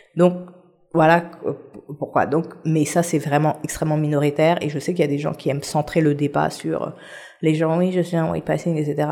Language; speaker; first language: French; non-native, local second language; Haitian Creole